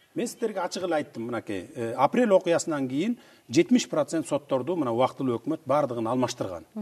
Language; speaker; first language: Kyrgyz; native; Kyrgyz